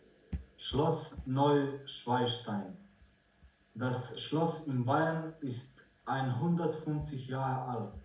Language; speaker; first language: German; non-native, learner; Croatian